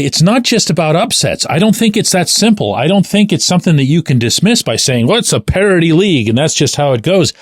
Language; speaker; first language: English; native; English